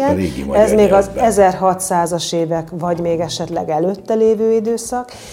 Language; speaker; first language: Hungarian; native; Hungarian